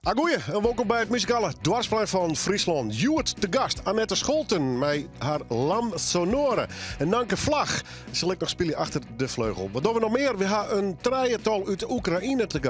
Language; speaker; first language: Dutch; non-native, local second language; Western Frisian